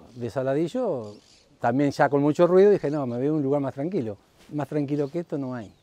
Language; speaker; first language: Spanish; native; Spanish